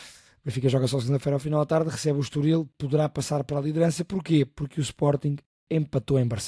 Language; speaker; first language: Portuguese; native; Portuguese